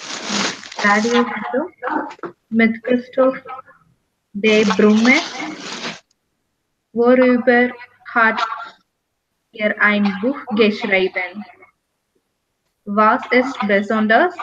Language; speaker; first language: German; non-native, learner; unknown